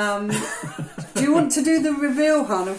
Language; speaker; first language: English; native; English